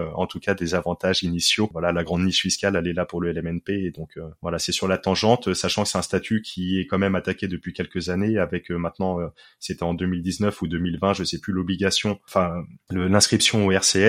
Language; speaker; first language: French; native; French